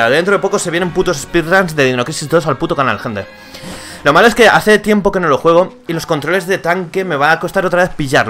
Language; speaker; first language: Spanish; native; Spanish